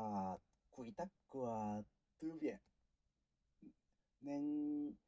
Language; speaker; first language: Vietnamese; non-native, learner; Japanese